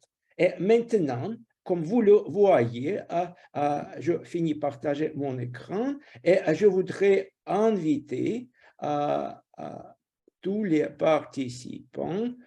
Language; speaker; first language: French; non-native, fluent; Russian